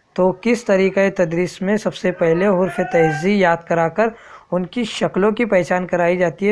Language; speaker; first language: Urdu; native; Urdu